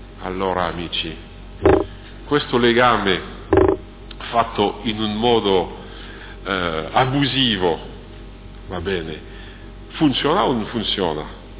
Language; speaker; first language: Italian; non-native, fluent; French